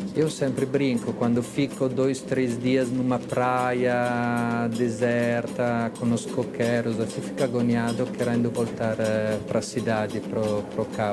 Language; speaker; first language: Portuguese; non-native, fluent; Italian